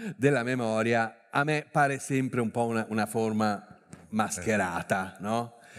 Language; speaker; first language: Italian; native; Italian